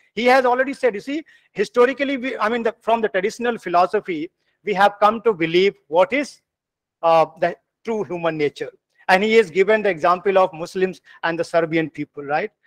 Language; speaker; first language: English; non-native, local second language; Hindi